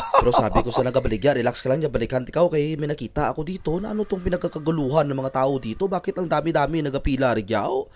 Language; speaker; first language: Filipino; non-native, local second language; Hiligaynon